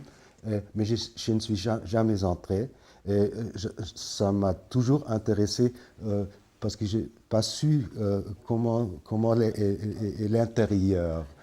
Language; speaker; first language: French; non-native, fluent; German